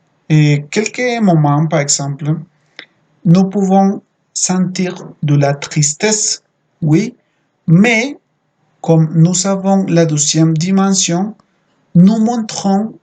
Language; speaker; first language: French; non-native, fluent; Spanish